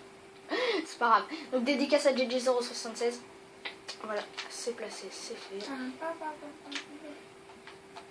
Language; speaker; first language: French; native; French